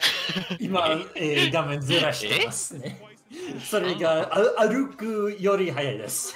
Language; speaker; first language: Japanese; non-native, learner; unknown